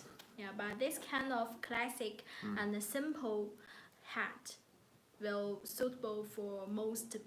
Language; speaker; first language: English; non-native, learner; Chinese